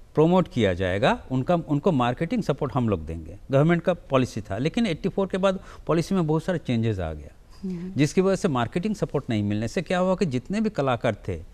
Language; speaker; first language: Hindi; native; Hindi